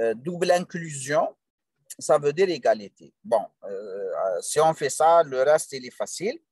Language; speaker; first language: French; non-native, local second language; Arabic